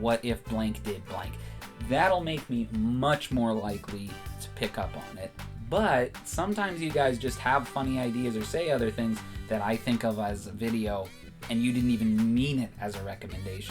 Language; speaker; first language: English; native; English